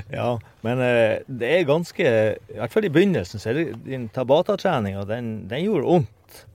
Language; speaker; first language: Norwegian; native; Norwegian